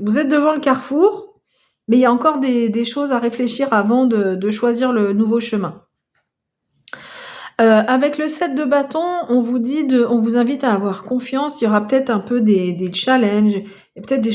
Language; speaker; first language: French; native; French